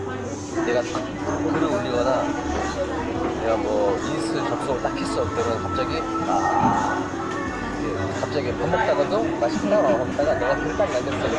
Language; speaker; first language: Korean; native; Korean